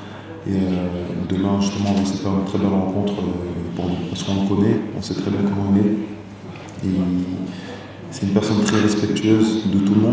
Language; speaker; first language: French; native; French